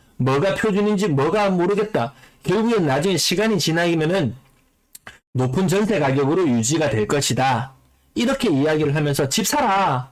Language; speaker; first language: Korean; native; Korean